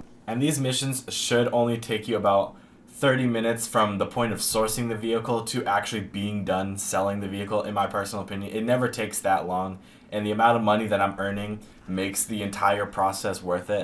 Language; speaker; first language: English; native; English